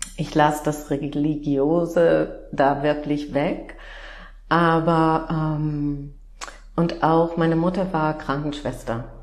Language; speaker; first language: German; non-native, fluent; English